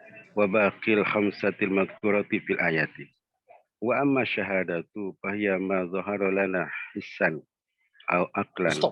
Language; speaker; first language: Arabic; non-native, fluent; Indonesian